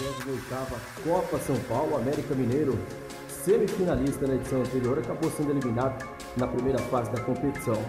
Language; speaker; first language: Portuguese; native; Portuguese